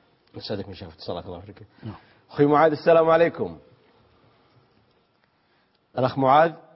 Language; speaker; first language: Arabic; native; Arabic